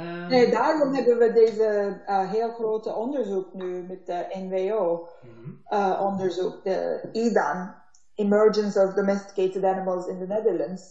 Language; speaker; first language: Dutch; non-native, learner; Turkish